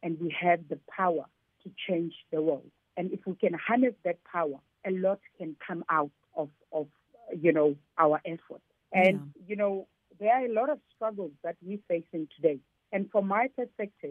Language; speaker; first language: English; non-native, local second language; Tsonga